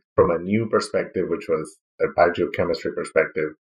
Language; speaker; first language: English; non-native, fluent; Spanish